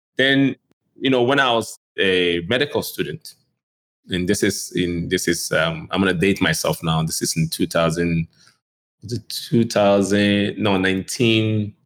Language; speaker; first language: English; non-native, local second language; Akan